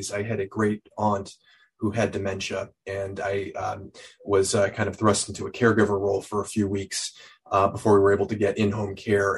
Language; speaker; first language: English; native; English